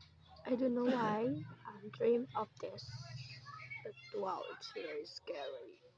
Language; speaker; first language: English; non-native, learner; Indonesian